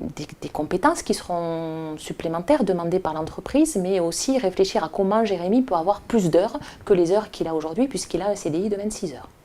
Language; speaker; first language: French; native; French